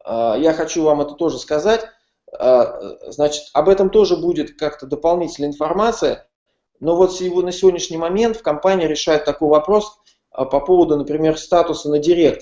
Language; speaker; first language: Russian; native; Russian